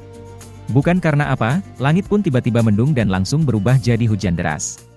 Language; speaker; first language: Indonesian; native; Indonesian